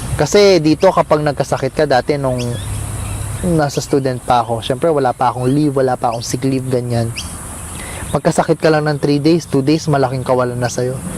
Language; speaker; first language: Filipino; non-native, local second language; Pampanga